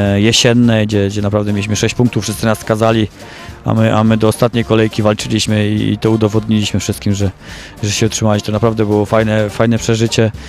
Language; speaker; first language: Polish; native; Polish